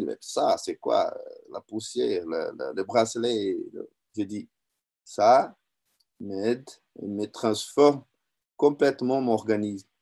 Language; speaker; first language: French; non-native, learner; Portuguese